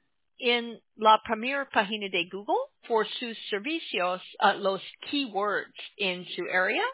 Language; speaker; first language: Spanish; non-native, learner; English